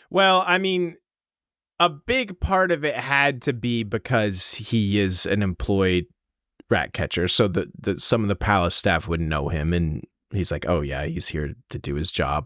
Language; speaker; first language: English; native; English